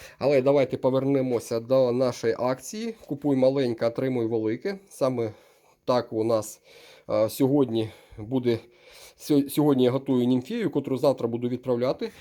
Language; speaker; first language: Ukrainian; non-native, local second language; Russian